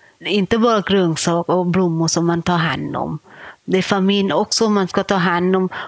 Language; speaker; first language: Swedish; non-native, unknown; Thai